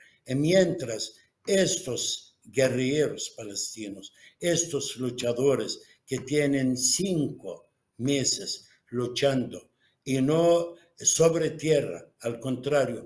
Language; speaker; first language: Spanish; non-native, fluent; Arabic